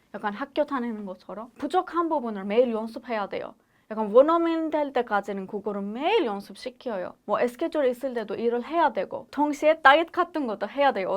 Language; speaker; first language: Korean; non-native, fluent; Persian